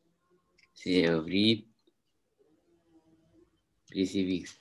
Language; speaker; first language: French; non-native, learner; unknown